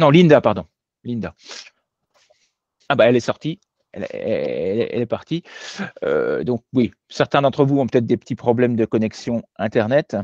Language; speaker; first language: French; native; French